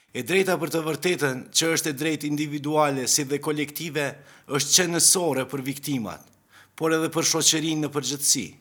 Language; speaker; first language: Albanian; native; Albanian